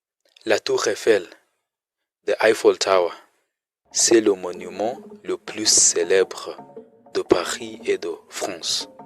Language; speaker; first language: French; non-native, fluent; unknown